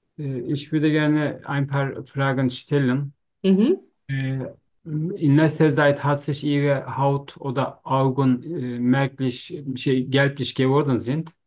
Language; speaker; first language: German; non-native, learner; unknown